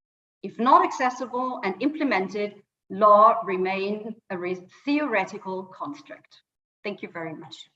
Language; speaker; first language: English; non-native, fluent; German